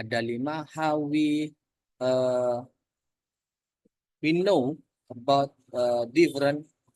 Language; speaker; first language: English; non-native, learner; Indonesian